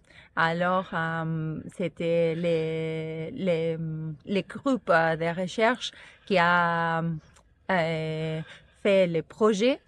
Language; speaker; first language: French; non-native, fluent; Spanish